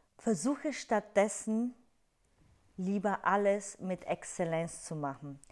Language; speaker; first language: German; non-native, fluent; Bulgarian